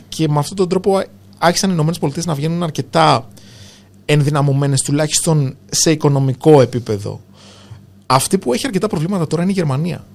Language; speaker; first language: Greek; native; Greek